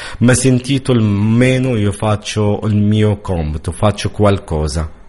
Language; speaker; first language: Italian; non-native, learner; Arabic